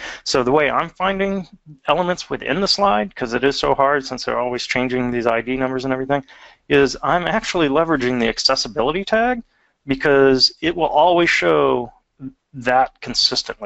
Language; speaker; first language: English; native; English